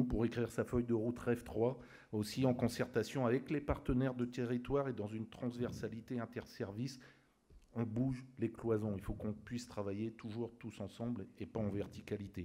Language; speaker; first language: French; native; French